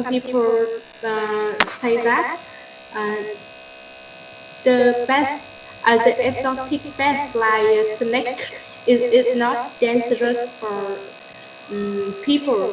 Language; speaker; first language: English; non-native, learner; Vietnamese